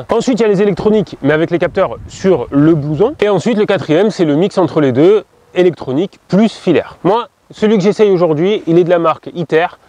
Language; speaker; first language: French; native; French